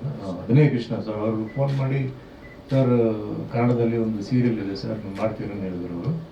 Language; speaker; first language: Kannada; non-native, local second language; Tulu